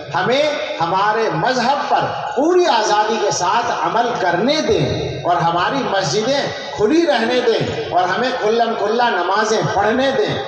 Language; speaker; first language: Urdu; native; Urdu